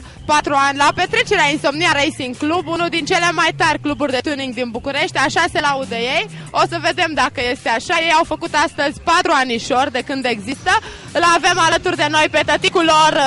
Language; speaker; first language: Romanian; native; Romanian